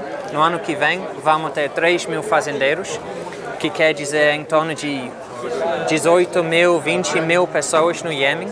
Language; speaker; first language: Portuguese; non-native, fluent; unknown